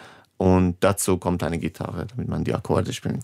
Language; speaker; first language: German; non-native, fluent; Persian